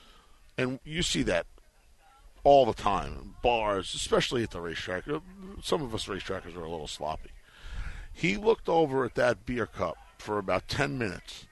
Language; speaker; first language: English; native; English